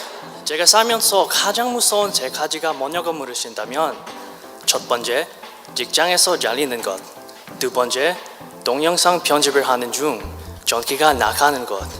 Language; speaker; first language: Korean; non-native, learner; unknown